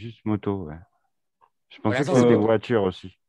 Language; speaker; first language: French; native; French